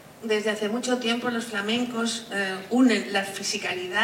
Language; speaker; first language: Spanish; native; Spanish